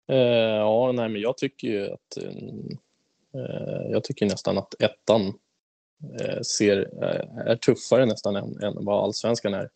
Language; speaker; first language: Swedish; native; Swedish